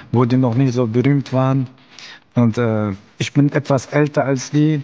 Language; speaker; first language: German; early bilingual, other home language; Russian